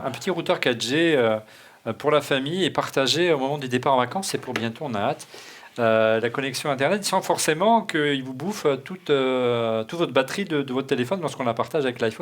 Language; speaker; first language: French; native; French